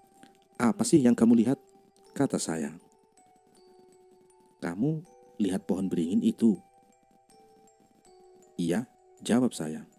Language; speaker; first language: Indonesian; native; Indonesian